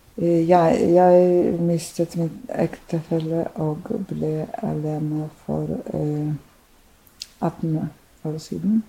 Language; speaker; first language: Norwegian; non-native, fluent; Polish